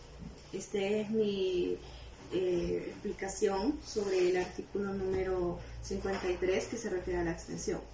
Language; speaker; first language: Spanish; native; Spanish